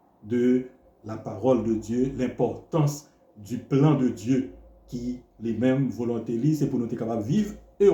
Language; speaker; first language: French; non-native, local second language; Haitian Creole